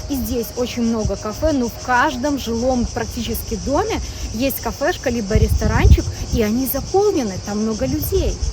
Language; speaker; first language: Russian; native; Russian